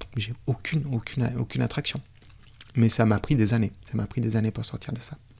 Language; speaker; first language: French; native; French